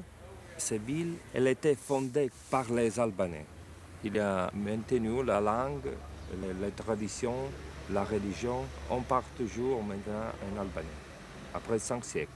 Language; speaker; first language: French; non-native, fluent; Italian